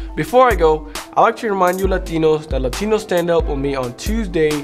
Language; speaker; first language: English; native; English